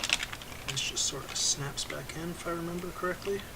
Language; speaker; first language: English; native; English